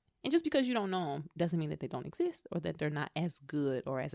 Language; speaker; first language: English; native; English